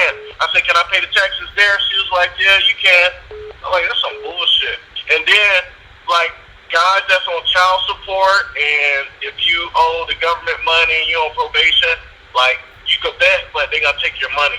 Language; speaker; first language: English; native; English